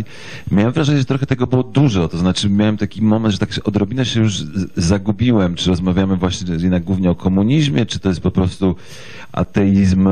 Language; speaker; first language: Polish; native; Polish